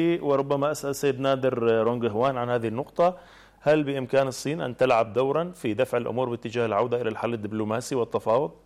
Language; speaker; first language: Arabic; native; Arabic